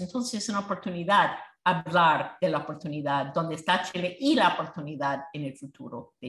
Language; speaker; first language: Spanish; non-native, fluent; English